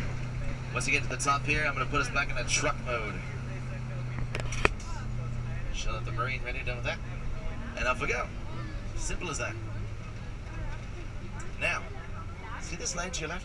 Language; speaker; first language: English; native; English